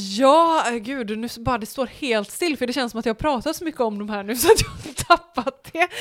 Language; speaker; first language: Swedish; native; Swedish